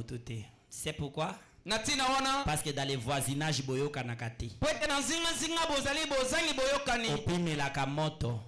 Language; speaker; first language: French; non-native, local second language; Lingala